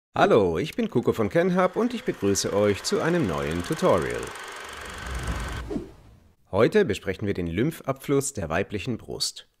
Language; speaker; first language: German; native; German